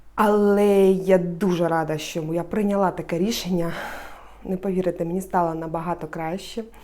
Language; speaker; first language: Ukrainian; native; Ukrainian